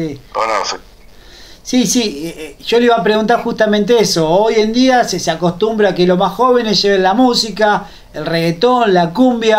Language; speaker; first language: Spanish; native; Spanish